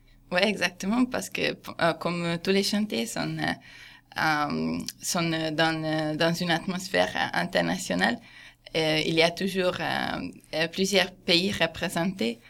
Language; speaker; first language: French; non-native, fluent; Hungarian